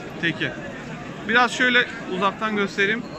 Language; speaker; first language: Turkish; native; Turkish